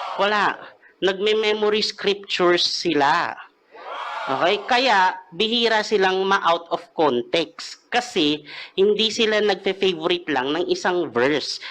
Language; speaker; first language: Filipino; native; Filipino